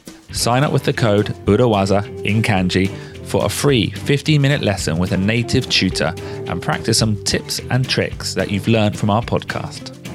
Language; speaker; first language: English; native; English